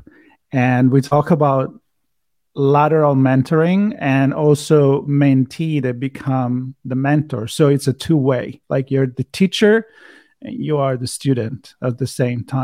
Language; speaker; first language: English; non-native, fluent; Italian